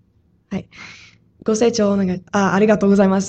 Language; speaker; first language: Japanese; non-native, fluent; English